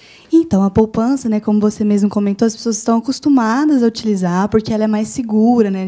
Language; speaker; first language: Portuguese; native; Portuguese